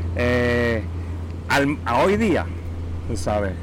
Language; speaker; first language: Spanish; native; Spanish